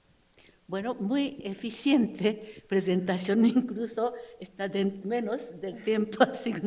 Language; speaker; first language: Spanish; non-native, fluent; Japanese